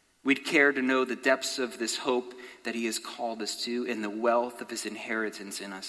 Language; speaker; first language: English; native; English